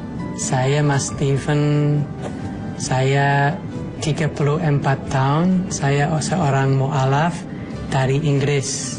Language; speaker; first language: Indonesian; non-native, fluent; English